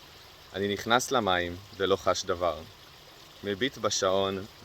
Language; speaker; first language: Hebrew; native; Hebrew